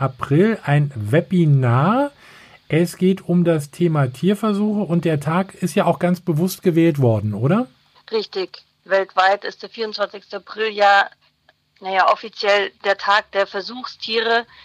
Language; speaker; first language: German; native; German